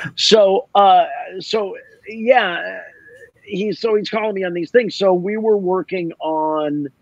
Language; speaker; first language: English; native; English